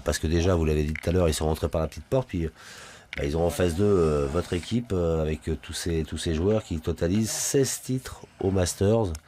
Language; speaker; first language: French; native; French